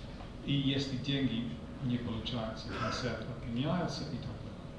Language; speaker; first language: Russian; non-native, fluent; English